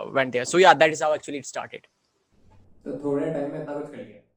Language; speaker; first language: Hindi; native; Hindi